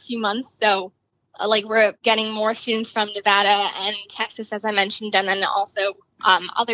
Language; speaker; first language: English; native; English